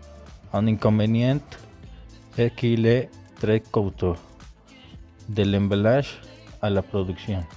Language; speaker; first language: French; non-native, learner; Spanish